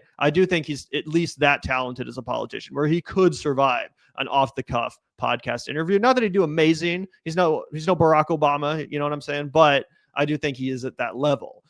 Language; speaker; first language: English; native; English